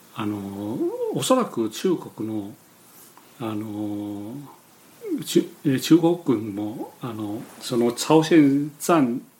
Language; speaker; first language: Japanese; non-native, fluent; Chinese